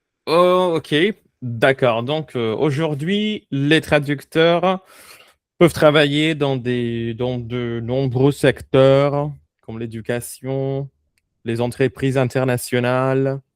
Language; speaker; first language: French; non-native, fluent; Spanish